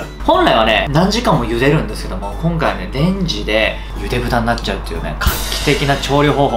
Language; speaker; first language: Japanese; native; Japanese